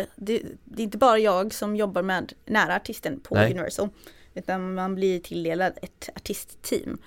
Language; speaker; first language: Swedish; native; Swedish